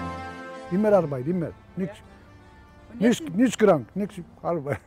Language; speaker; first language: German; non-native, learner; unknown